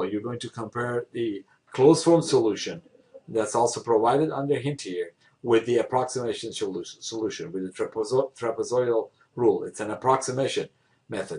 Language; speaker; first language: English; non-native, fluent; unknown